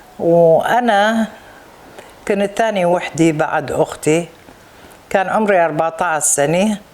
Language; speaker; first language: Arabic; native; Arabic